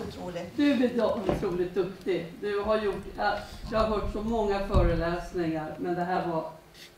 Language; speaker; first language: Swedish; native; Swedish